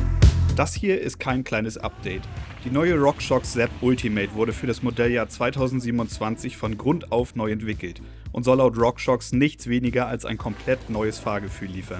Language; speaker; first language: German; native; German